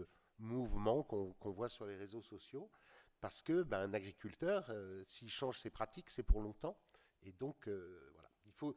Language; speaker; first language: French; native; French